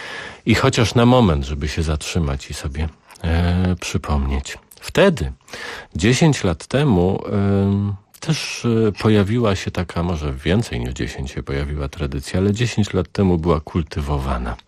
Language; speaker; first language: Polish; native; Polish